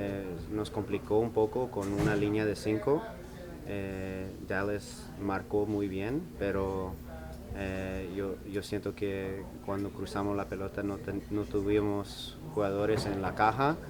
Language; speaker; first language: Spanish; early bilingual, heritage; English